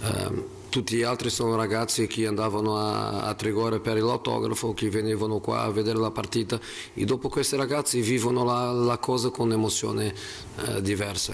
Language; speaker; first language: Italian; non-native, fluent; Portuguese